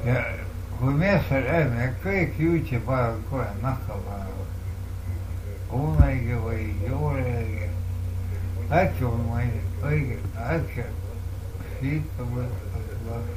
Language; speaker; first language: Estonian; non-native, local second language; Russian